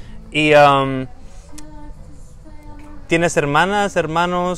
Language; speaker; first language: Spanish; non-native, fluent; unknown